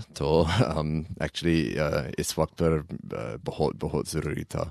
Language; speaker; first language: Urdu; non-native, learner; English